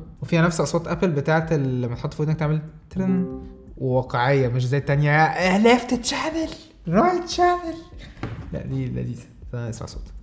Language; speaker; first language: Arabic; native; Arabic